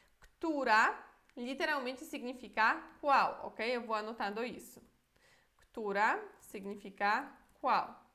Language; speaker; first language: Portuguese; non-native, fluent; Polish